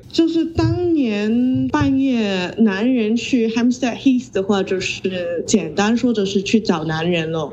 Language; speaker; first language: Chinese; non-native, local second language; Cantonese